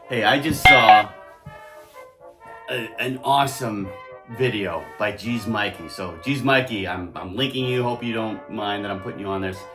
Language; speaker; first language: English; native; English